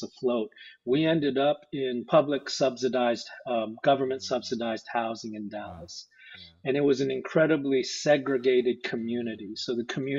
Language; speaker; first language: English; early bilingual, other home language; Korean